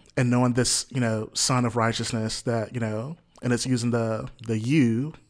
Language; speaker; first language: English; native; English